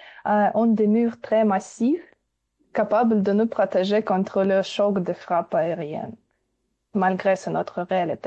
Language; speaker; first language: French; non-native, fluent; Ukrainian